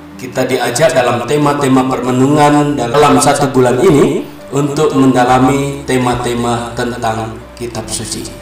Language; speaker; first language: Indonesian; native; Indonesian